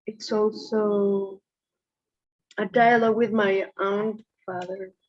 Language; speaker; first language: English; non-native, fluent; Spanish